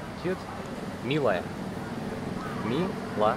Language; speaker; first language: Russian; native; Russian